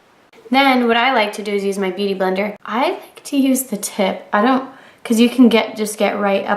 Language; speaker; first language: English; native; English